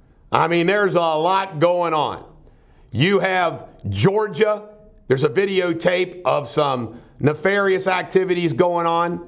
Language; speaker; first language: English; native; English